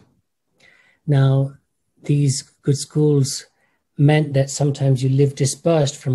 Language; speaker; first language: English; native; English